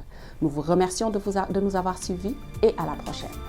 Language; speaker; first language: French; native; French